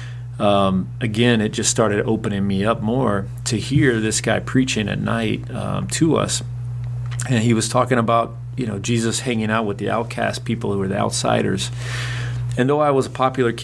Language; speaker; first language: English; native; English